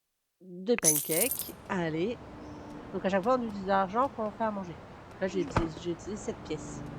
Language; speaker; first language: French; native; French